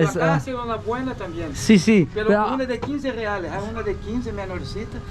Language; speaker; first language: Spanish; non-native, fluent; Portuguese